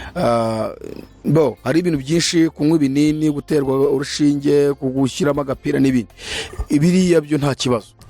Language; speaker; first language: Kinyarwanda; native; Kinyarwanda